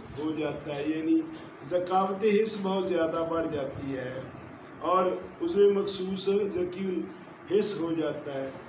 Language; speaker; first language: Urdu; non-native, local second language; Punjabi